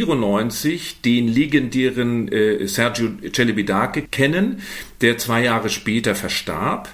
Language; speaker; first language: German; native; German